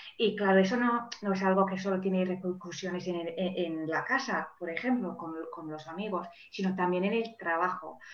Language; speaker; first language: Spanish; non-native, fluent; English